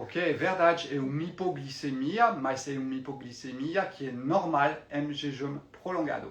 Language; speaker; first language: Portuguese; non-native, fluent; French